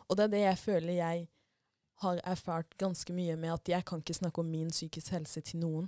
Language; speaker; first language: Norwegian; early bilingual, other home language; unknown